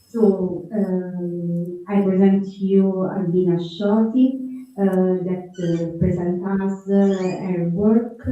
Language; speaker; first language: English; non-native, fluent; Italian